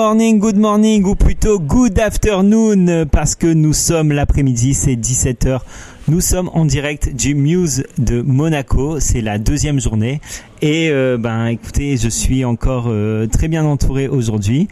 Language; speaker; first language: French; native; French